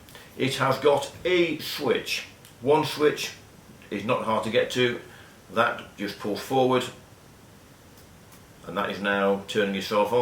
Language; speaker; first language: English; native; English